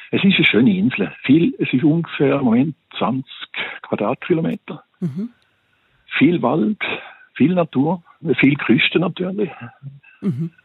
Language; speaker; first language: German; native; German